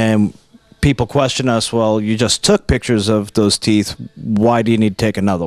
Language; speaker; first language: English; native; English